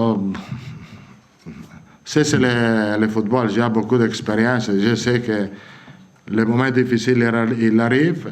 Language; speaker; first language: French; non-native, fluent; Italian